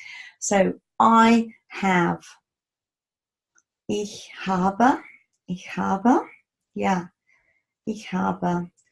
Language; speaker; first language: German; non-native, fluent; English